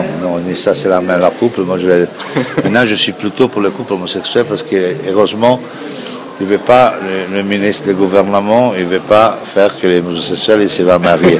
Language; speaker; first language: French; non-native, fluent; Italian